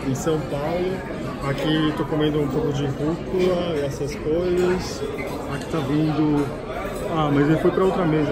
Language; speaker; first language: Portuguese; non-native, fluent; Japanese